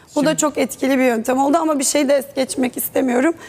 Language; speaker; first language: Turkish; native; Turkish